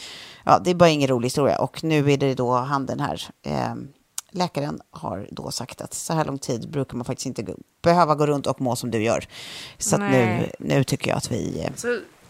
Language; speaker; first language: Swedish; native; Swedish